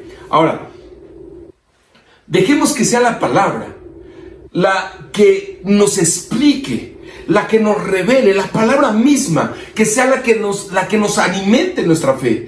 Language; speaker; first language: Spanish; native; Spanish